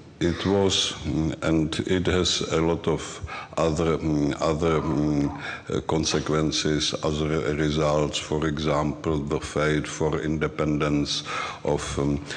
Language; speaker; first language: English; non-native, learner; Czech